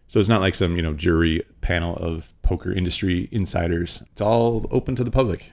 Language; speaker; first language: English; native; English